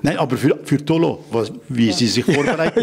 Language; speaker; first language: German; native; German